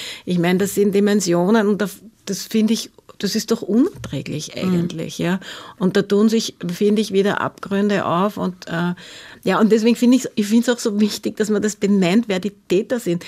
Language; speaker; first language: German; native; German